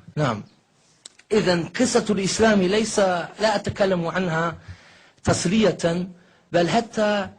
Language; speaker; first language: Arabic; non-native, fluent; German